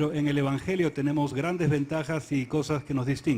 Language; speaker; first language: Spanish; native; Spanish